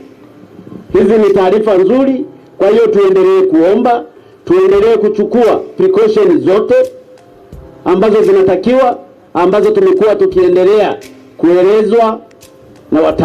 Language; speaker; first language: Swahili; native; Swahili